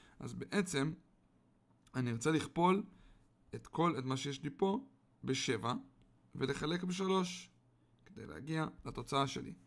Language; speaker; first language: Hebrew; native; Hebrew